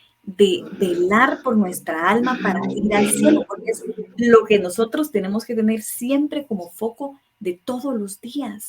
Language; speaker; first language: Spanish; native; Spanish